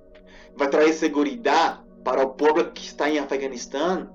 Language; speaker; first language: Portuguese; non-native, fluent; Spanish